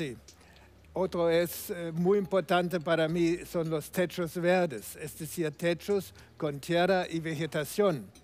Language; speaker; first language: Spanish; non-native, fluent; German